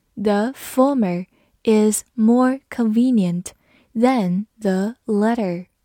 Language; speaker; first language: English; non-native, fluent; Chinese